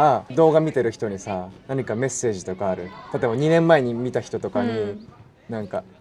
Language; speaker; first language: Japanese; native; Japanese